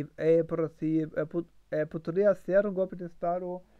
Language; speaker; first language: Portuguese; non-native, learner; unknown